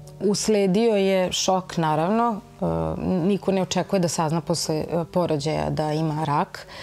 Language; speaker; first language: Serbian; native; Serbian